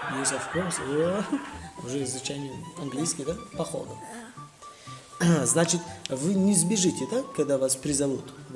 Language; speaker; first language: Russian; non-native, local second language; Tajik